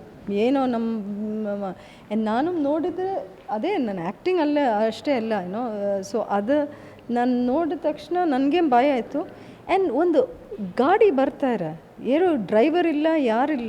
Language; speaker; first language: Kannada; early bilingual, heritage; English